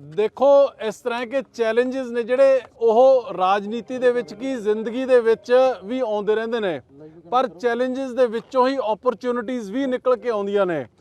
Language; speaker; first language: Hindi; non-native, local second language; Punjabi